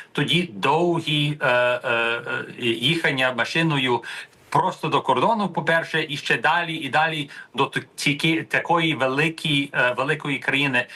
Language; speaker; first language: Ukrainian; early bilingual, heritage; Ukrainian